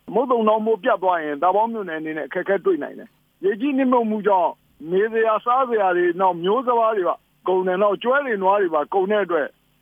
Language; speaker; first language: Burmese; native; Burmese